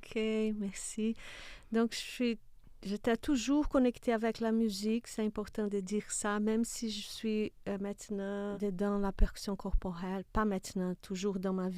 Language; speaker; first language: French; non-native, fluent; Portuguese